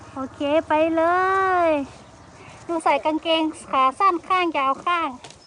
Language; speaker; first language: Thai; native; Thai